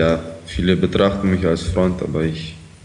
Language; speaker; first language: German; early bilingual, other home language; Ukrainian